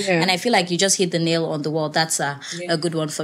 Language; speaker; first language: English; native; English